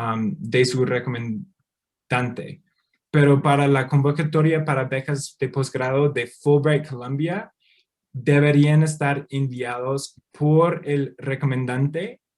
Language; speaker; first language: Spanish; non-native, fluent; English